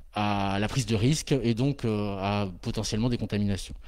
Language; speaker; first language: French; native; French